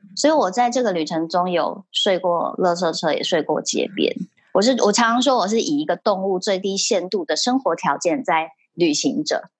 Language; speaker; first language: Chinese; early bilingual, heritage; Chinese